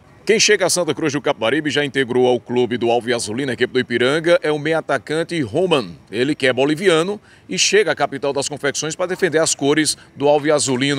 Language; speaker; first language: Portuguese; native; Portuguese